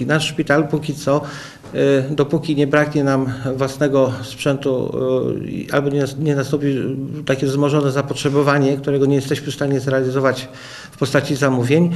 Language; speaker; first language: Polish; native; Polish